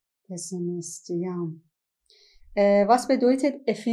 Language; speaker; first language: German; non-native, learner; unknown